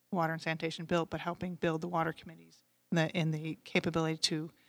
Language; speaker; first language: English; native; English